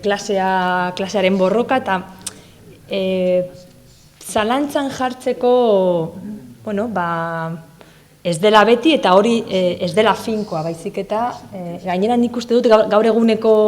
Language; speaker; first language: Basque; non-native, local second language; Spanish